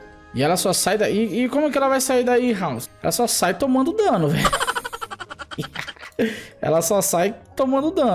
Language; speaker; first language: Portuguese; native; Portuguese